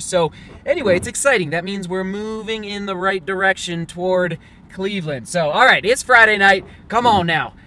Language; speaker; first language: English; native; English